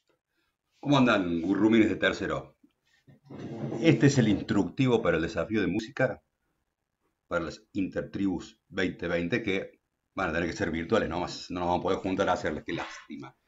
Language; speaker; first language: Spanish; native; Spanish